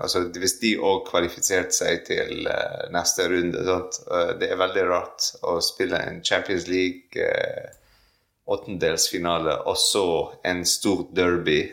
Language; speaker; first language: Norwegian; non-native, fluent; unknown